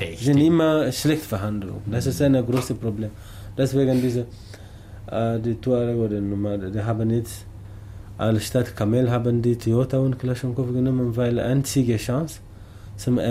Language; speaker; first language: German; non-native, learner; Tamasheq